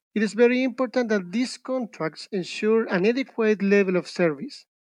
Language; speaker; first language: English; non-native, fluent; Spanish